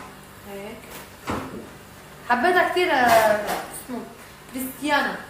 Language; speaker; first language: Arabic; native; Arabic